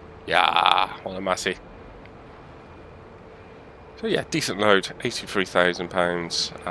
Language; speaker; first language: English; native; English